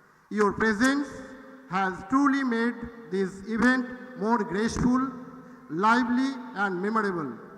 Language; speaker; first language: English; non-native, local second language; Bangla